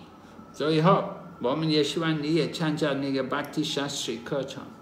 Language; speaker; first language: Chinese; non-native, learner; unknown